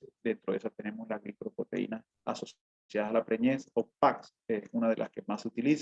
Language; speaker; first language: Spanish; native; Spanish